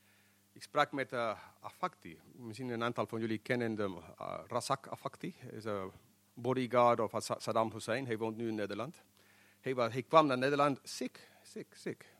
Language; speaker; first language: Dutch; non-native, fluent; English